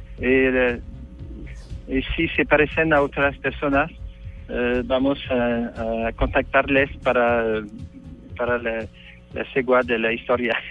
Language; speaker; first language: Spanish; non-native, learner; French